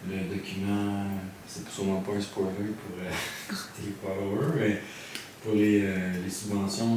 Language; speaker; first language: French; native; French